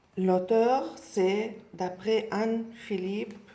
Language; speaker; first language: French; non-native, local second language; Arabic